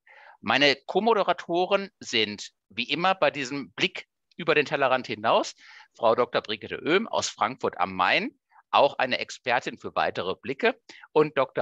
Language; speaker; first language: German; native; German